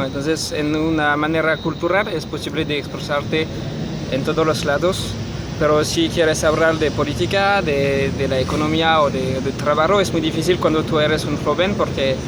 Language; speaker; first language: Spanish; non-native, learner; French